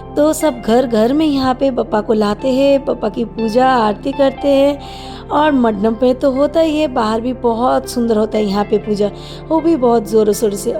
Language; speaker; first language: Hindi; non-native, local second language; Bangla